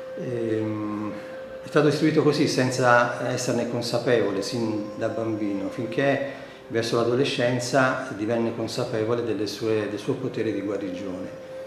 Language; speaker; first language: Italian; native; Italian